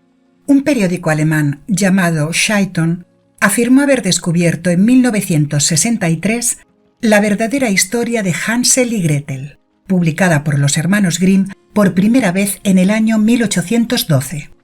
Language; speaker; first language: Spanish; native; Spanish